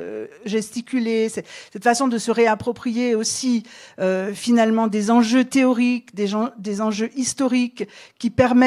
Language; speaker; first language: French; native; French